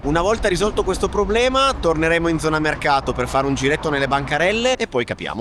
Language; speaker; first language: Italian; native; Italian